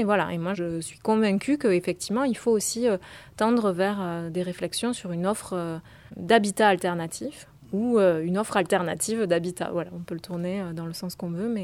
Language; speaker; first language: French; native; French